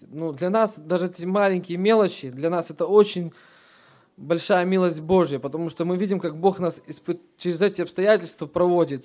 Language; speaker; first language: Russian; native; Russian